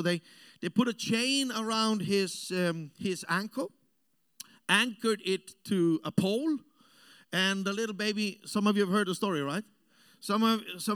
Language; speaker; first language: English; non-native, fluent; German